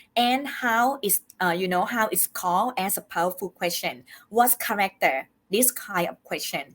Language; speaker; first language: English; non-native, fluent; Thai